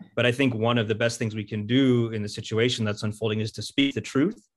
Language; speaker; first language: English; early bilingual, other home language; Ukrainian